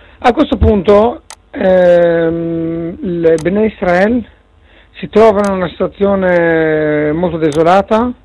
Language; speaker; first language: Italian; native; Italian